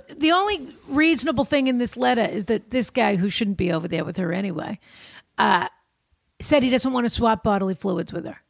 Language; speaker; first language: English; native; English